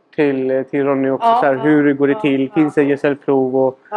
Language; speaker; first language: Swedish; non-native, fluent; Spanish